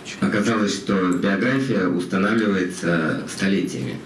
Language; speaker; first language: Russian; native; Russian